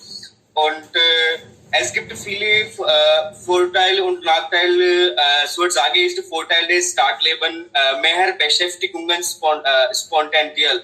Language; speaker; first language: German; non-native, learner; Hindi